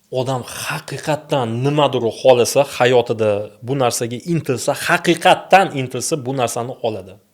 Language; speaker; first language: Uzbek; non-native, local second language; Russian